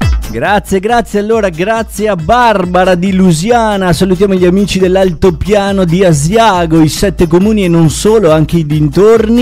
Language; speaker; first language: Italian; native; Italian